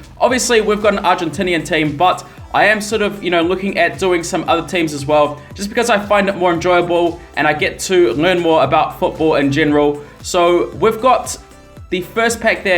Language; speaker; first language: English; native; English